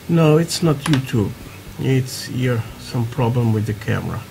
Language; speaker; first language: English; non-native, learner; Portuguese